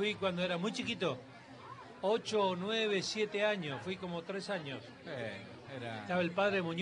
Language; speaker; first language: Spanish; native; Spanish